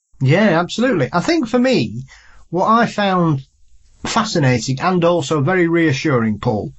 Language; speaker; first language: English; native; English